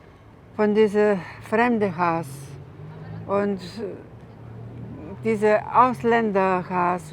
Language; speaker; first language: German; non-native, fluent; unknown